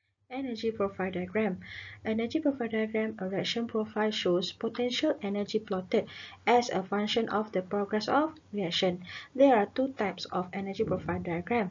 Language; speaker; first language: English; non-native, local second language; Malay